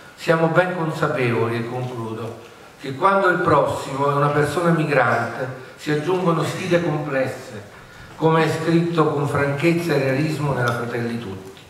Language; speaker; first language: Italian; native; Italian